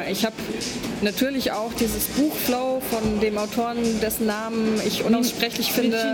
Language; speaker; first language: German; non-native, fluent; Polish